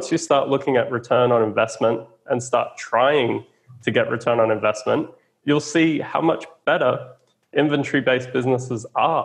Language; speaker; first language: English; native; English